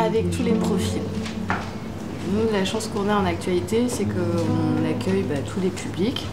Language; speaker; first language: French; native; French